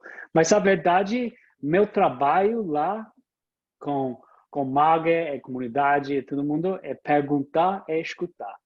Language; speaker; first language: Portuguese; non-native, fluent; English